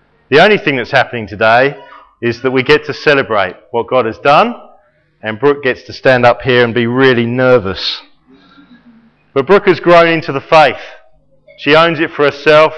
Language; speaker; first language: English; native; English